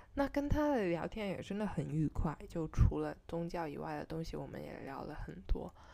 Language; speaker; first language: Chinese; non-native, local second language; Cantonese